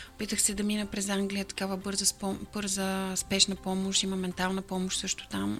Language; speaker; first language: Bulgarian; native; Bulgarian